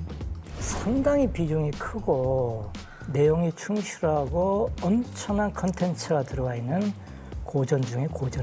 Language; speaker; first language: Korean; native; Korean